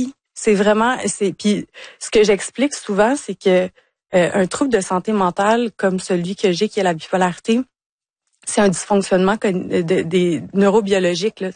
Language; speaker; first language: French; native; French